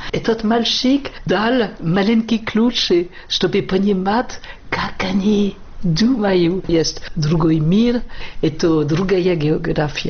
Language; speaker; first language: Russian; non-native, learner; French